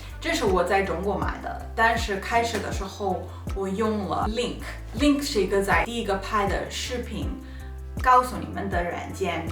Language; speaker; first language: Chinese; non-native, learner; Spanish